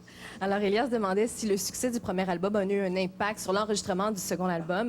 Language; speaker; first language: French; native; French